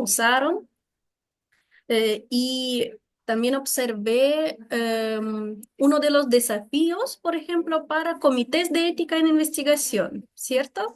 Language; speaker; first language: Spanish; non-native, fluent; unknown